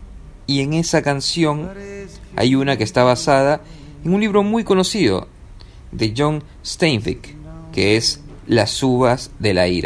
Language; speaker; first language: Spanish; native; Spanish